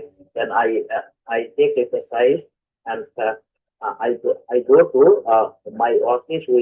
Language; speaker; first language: English; non-native, learner; Bangla